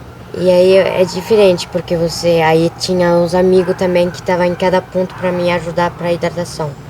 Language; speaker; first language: Portuguese; early bilingual, other home language; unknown